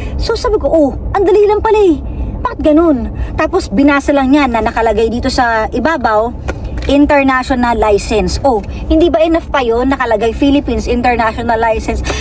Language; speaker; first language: Filipino; native; Filipino